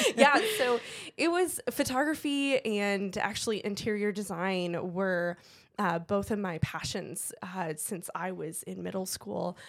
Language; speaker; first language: English; native; English